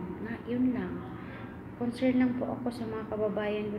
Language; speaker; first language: Filipino; non-native, local second language; Cebuano